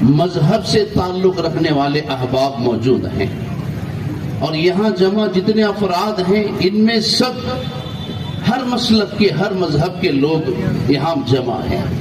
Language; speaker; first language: Urdu; native; Urdu